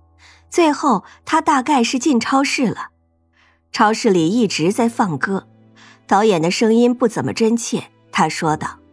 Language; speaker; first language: Chinese; native; Chinese